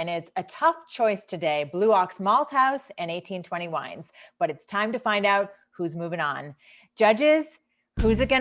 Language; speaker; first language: English; native; English